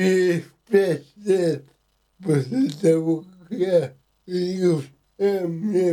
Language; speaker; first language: Ukrainian; non-native, local second language; Russian